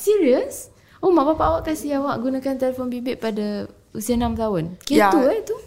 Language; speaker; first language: Malay; native; Malay